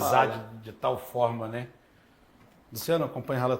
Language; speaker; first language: Portuguese; native; Portuguese